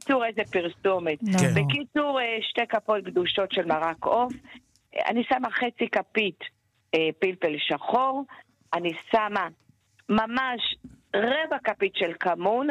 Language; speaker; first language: Hebrew; native; Hebrew